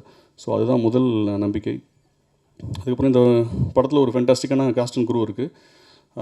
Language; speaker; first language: Tamil; native; Tamil